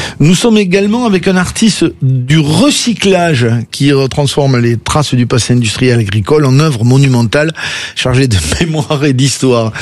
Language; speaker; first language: French; native; French